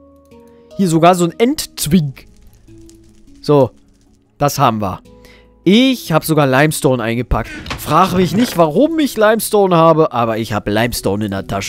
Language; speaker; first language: German; native; German